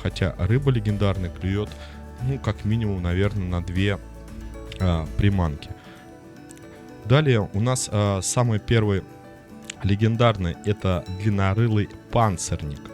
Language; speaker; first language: Russian; native; Russian